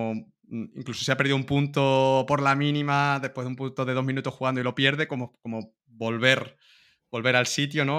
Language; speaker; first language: Spanish; native; Spanish